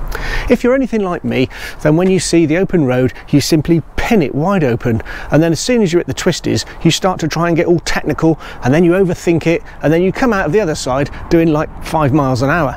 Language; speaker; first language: English; native; English